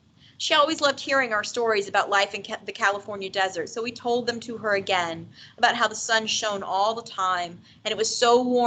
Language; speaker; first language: English; native; English